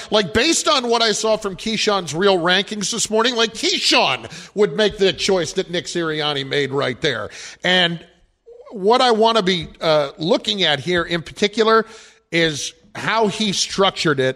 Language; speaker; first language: English; native; English